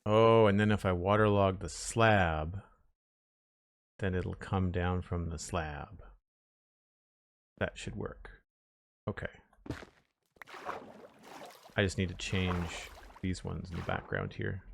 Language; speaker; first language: English; native; English